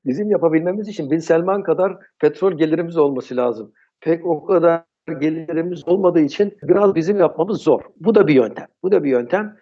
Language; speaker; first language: Turkish; early bilingual, heritage; Turkish